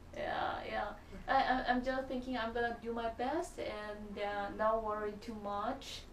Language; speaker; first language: English; non-native, learner; Chinese